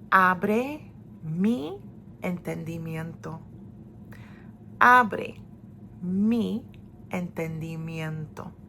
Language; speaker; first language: Spanish; non-native, fluent; English